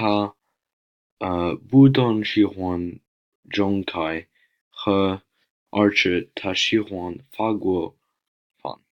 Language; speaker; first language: Chinese; non-native, learner; English